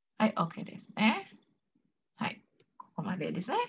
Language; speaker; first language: Japanese; non-native, fluent; Indonesian